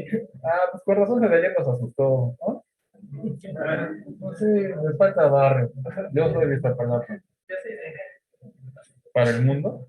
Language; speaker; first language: Spanish; native; Spanish